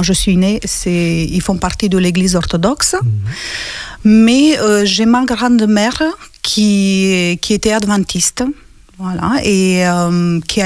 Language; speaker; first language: French; non-native, fluent; Romanian